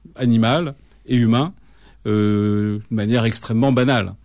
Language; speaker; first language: French; native; French